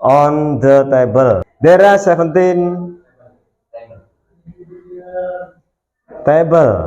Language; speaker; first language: English; non-native, learner; Indonesian